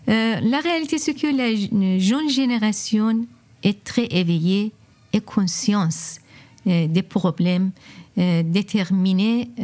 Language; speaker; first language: French; non-native, fluent; Persian